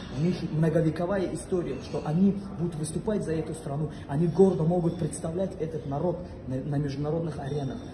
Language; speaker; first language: Russian; non-native, local second language; Tajik